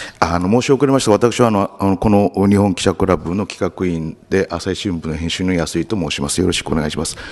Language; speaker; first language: Japanese; native; Japanese